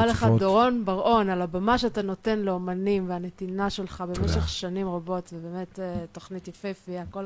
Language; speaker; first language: Hebrew; native; Hebrew